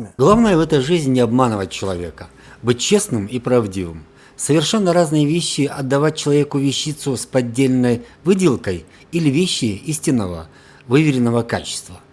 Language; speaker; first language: Russian; non-native, local second language; Karachay-Balkar